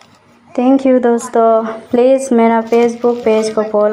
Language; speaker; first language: Hindi; non-native, local second language; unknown